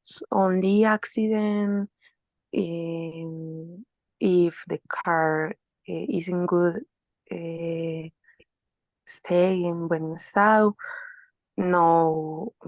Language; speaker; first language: English; non-native, learner; Spanish